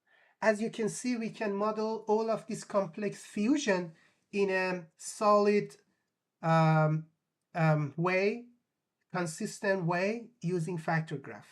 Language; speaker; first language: English; non-native, fluent; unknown